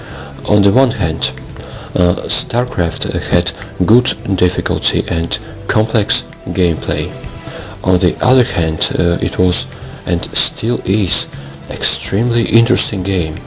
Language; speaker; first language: English; non-native, fluent; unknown